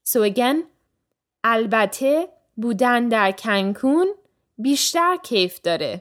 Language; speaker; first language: Persian; early bilingual, heritage; Persian